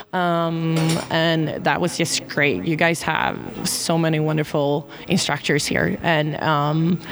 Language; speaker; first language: English; non-native, fluent; Swedish